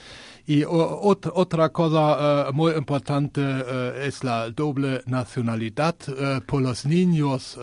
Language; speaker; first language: Spanish; non-native, learner; German